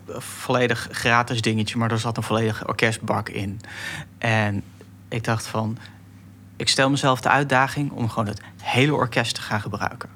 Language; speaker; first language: Dutch; native; Dutch